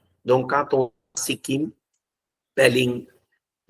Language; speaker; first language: French; non-native, fluent; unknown